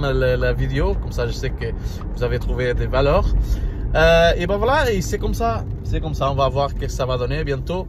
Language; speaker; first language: French; non-native, learner; Portuguese